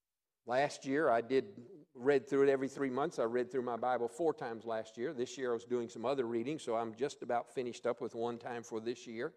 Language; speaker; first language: English; native; English